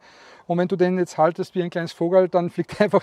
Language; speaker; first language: German; native; German